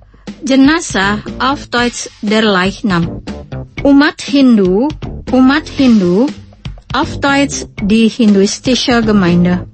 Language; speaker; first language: German; non-native, fluent; Indonesian